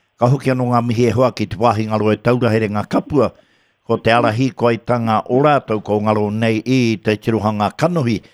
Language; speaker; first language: Māori; native; Māori